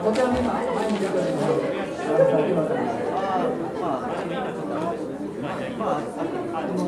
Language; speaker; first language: Japanese; native; Japanese